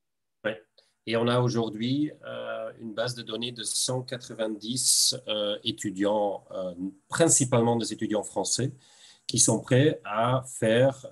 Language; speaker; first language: French; non-native, local second language; Dutch